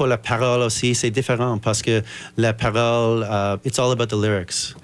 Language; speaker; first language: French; non-native, learner; English